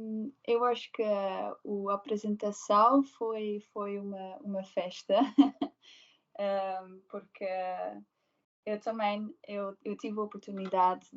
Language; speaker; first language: Portuguese; non-native, learner; Dutch